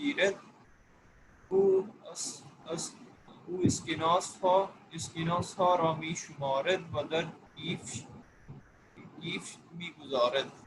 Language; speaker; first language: Persian; non-native, learner; Urdu